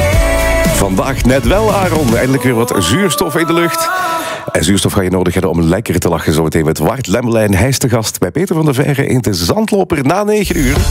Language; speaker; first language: Dutch; native; Dutch